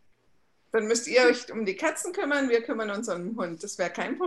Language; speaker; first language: German; native; German